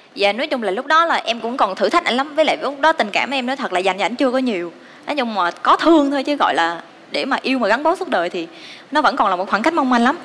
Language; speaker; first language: Vietnamese; native; Vietnamese